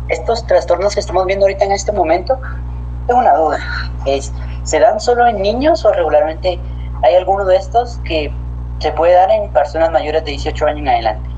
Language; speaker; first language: Spanish; native; Spanish